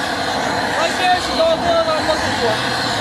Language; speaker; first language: English; native; English